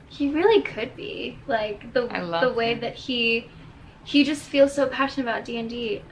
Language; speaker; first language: English; native; English